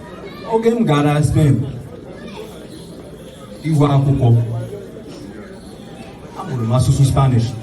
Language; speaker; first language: Igbo; early bilingual, heritage; Igbo